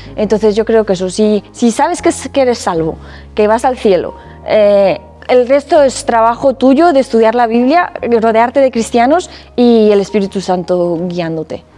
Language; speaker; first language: Spanish; early bilingual, other home language; Romanian